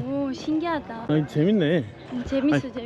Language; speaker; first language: Korean; native; Korean